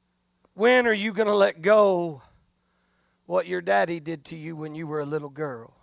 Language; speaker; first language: English; native; English